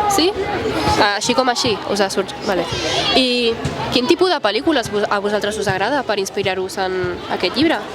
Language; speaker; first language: Catalan; native; Catalan